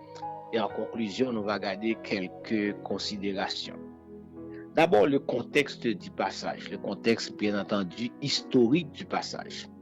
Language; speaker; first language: French; non-native, local second language; Haitian Creole